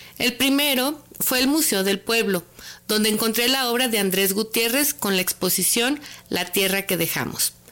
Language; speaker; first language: Spanish; native; Spanish